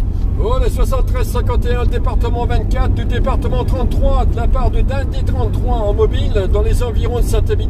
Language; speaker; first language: French; native; French